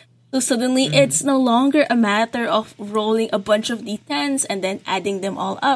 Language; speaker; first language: English; non-native, local second language; Filipino